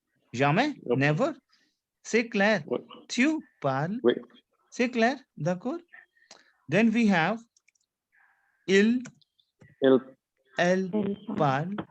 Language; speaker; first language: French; non-native, fluent; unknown